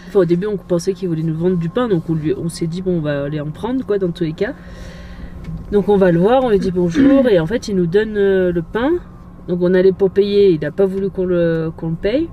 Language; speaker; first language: French; native; French